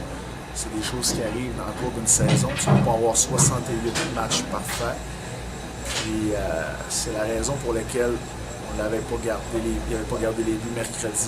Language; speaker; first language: French; native; French